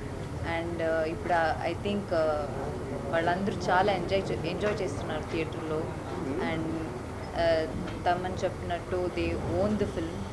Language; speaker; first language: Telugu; non-native, fluent; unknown